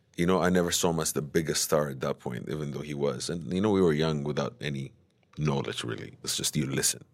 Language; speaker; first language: English; early bilingual, other home language; Amharic